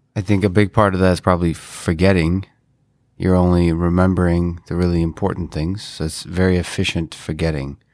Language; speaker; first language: English; non-native, fluent; Russian